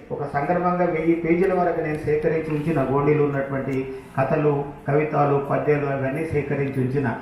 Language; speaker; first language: Telugu; non-native, local second language; Gondi